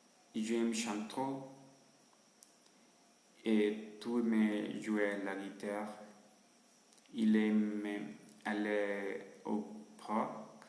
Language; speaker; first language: French; non-native, learner; Spanish